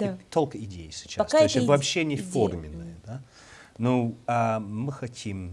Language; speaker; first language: Russian; non-native, learner; English